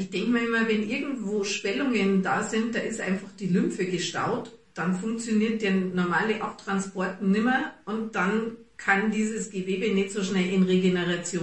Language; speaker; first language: German; native; German